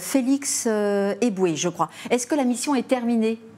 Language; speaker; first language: French; native; French